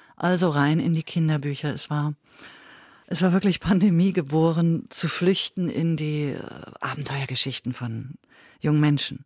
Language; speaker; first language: German; native; German